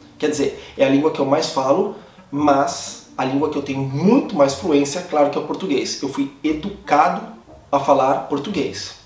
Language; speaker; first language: Portuguese; native; Portuguese